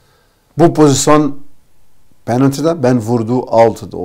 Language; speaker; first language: Turkish; non-native, learner; Portuguese